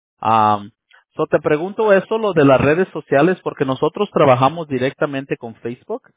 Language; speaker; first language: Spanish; early bilingual, heritage; Spanish